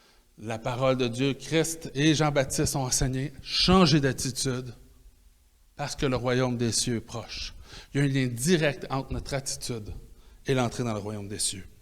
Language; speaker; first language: French; native; French